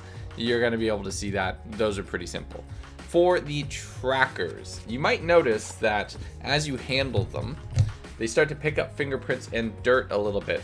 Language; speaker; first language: English; native; English